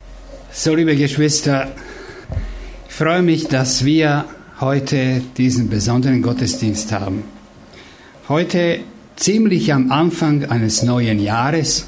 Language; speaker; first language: German; non-native, fluent; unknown